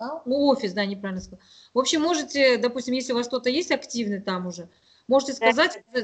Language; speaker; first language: Russian; native; Russian